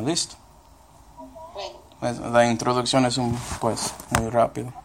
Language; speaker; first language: Spanish; non-native, fluent; English